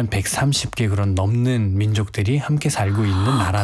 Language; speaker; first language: Korean; non-native, fluent; Nepali